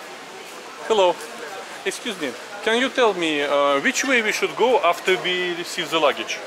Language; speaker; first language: English; non-native, fluent; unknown